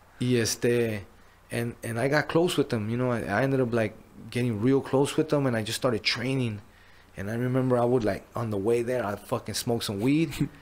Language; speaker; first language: English; early bilingual, other home language; Spanish